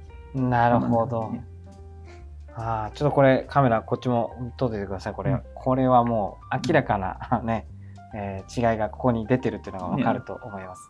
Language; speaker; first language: Japanese; native; Japanese